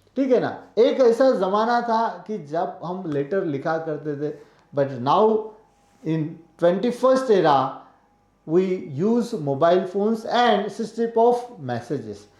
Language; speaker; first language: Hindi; non-native, local second language; Marathi